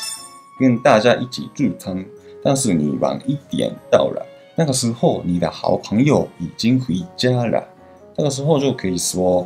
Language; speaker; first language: Chinese; non-native, fluent; Japanese